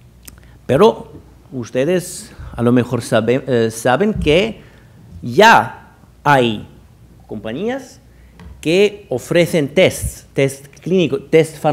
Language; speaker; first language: Spanish; non-native, fluent; German